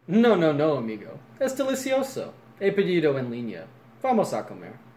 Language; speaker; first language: Spanish; non-native, learner; English